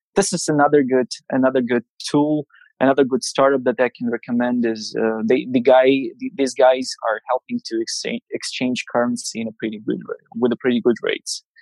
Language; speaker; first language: English; non-native, fluent; Russian